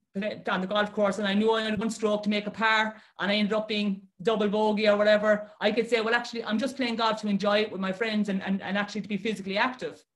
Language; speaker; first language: English; native; English